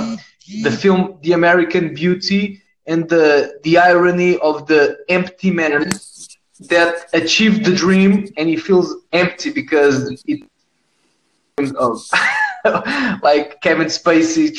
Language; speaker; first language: English; non-native, fluent; Portuguese